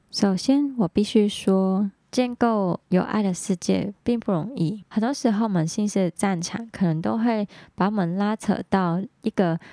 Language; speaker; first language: Chinese; non-native, local second language; Cantonese